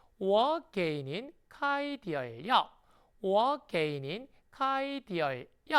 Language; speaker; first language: Chinese; non-native, fluent; Korean